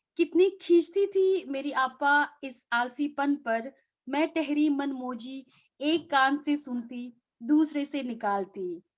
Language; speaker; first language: Hindi; non-native, local second language; Nyishi